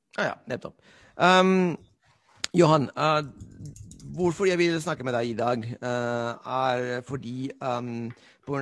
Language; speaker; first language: Norwegian; non-native, fluent; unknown